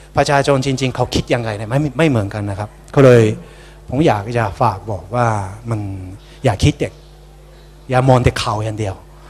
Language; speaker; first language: Thai; non-native, fluent; Japanese